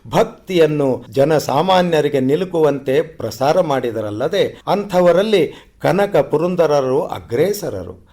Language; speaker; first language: Kannada; native; Kannada